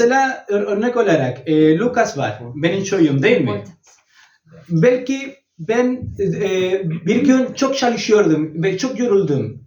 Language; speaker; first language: Turkish; non-native, learner; Spanish